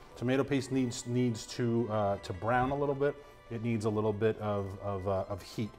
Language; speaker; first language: English; native; English